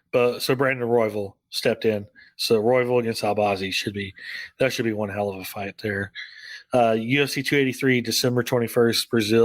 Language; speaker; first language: English; native; English